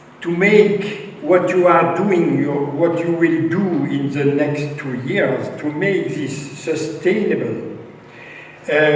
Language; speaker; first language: English; non-native, fluent; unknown